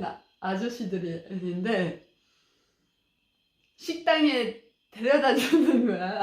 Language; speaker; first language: Korean; non-native, learner; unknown